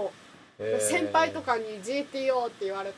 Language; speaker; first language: Japanese; native; Japanese